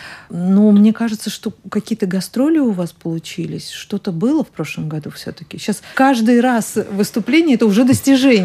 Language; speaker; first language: Russian; native; Russian